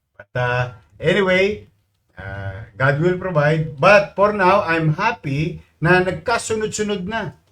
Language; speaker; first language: Filipino; native; Filipino